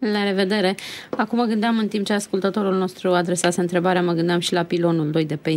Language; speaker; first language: Romanian; native; Romanian